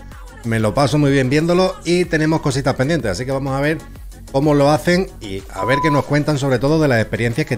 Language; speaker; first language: Spanish; native; Spanish